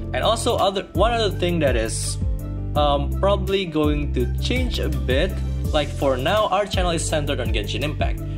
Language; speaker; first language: English; non-native, fluent; Indonesian